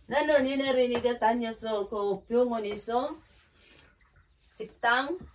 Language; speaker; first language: Korean; non-native, learner; Filipino